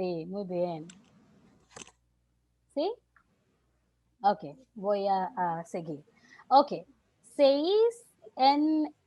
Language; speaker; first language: Spanish; non-native, learner; Hindi